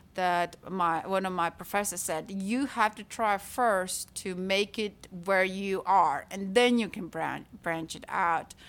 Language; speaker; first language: English; non-native, fluent; Latvian